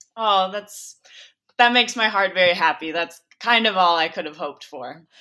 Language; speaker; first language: English; native; English